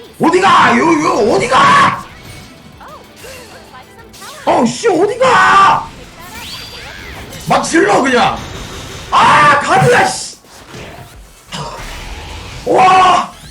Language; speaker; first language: Korean; native; Korean